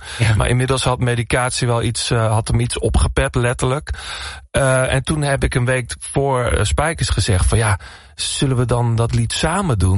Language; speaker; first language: Dutch; native; Dutch